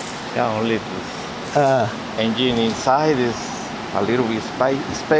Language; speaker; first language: English; non-native, learner; Spanish